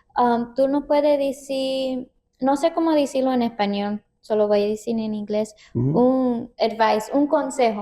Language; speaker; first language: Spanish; early bilingual, heritage; Spanish